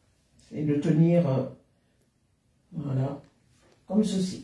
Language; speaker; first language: French; native; French